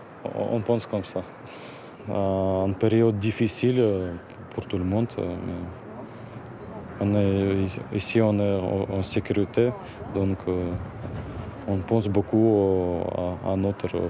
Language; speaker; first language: French; non-native, learner; Ukrainian